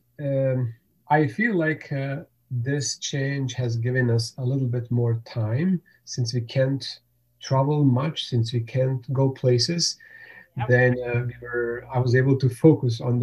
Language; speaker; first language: English; non-native, fluent; Bosnian